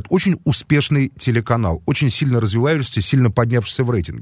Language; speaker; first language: Russian; native; Russian